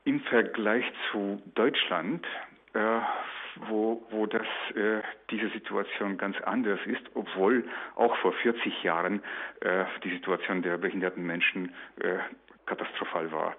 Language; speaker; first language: German; non-native, fluent; Polish